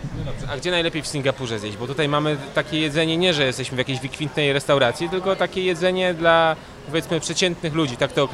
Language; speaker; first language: Polish; native; Polish